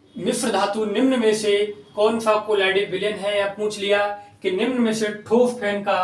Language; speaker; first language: Hindi; native; Hindi